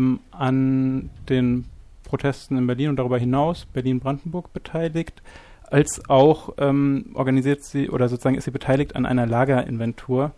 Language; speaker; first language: German; native; German